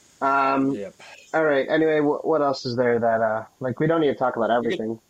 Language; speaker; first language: English; native; English